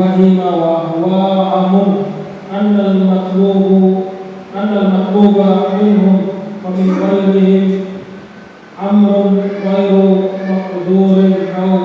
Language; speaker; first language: Arabic; non-native, fluent; Indonesian